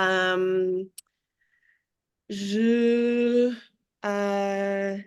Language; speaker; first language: French; non-native, learner; English